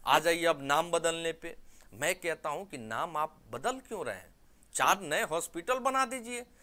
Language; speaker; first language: Hindi; native; Hindi